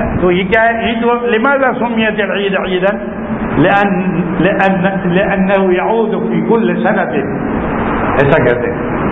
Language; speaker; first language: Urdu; non-native, local second language; Gujarati